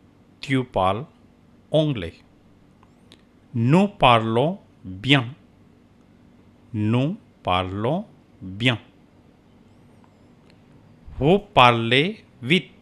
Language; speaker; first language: French; non-native, fluent; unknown